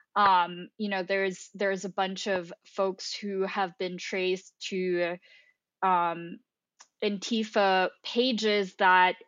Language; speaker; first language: English; non-native, local second language; Filipino